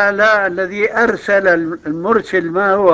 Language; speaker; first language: Arabic; native; Arabic